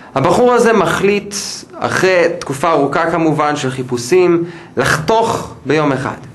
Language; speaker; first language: Hebrew; non-native, fluent; English